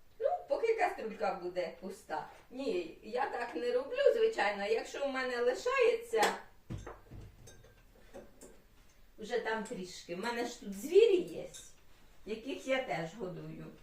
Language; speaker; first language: Ukrainian; native; Ukrainian